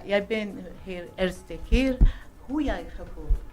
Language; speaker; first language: Dutch; non-native, learner; Tajik